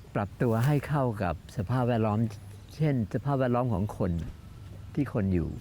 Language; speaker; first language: Thai; native; Thai